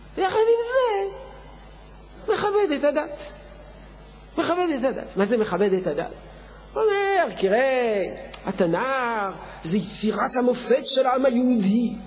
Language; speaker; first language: Hebrew; non-native, fluent; French